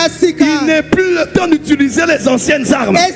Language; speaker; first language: French; non-native, local second language; Lingala